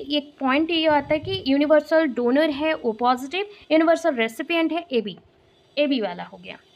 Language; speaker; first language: Hindi; non-native, local second language; Odia